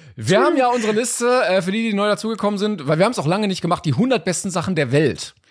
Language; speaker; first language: German; native; German